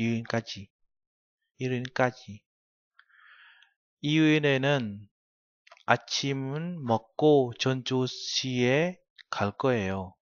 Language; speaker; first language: Korean; non-native, learner; Vietnamese